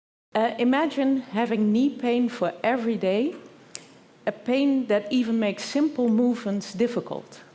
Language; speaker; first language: English; non-native, fluent; Dutch